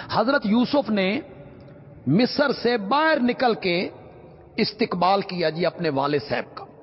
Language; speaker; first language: Urdu; non-native, local second language; Punjabi